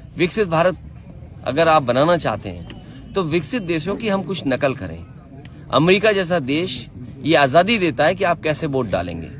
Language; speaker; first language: Hindi; native; Hindi